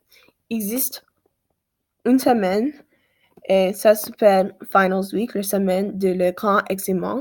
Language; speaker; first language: French; non-native, learner; English